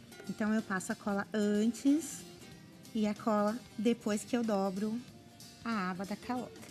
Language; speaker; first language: Portuguese; native; Portuguese